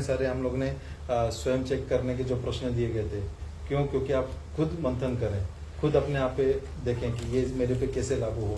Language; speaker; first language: Hindi; native; Hindi